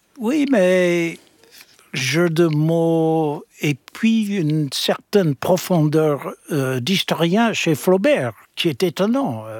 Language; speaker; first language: French; non-native, fluent; English